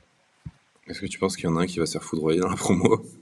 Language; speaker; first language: French; native; French